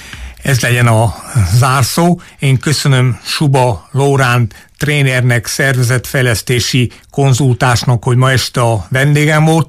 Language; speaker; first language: Hungarian; native; Hungarian